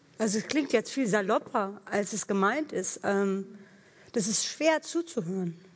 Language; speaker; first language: German; early bilingual, other home language; Persian